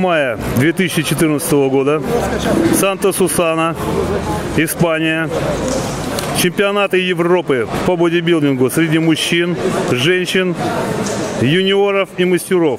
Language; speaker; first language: Russian; native; Russian